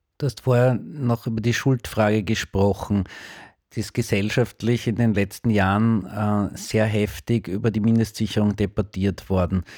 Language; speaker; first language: German; native; German